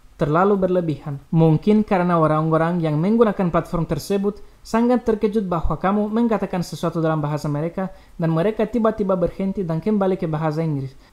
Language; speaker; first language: Indonesian; non-native, learner; Romanian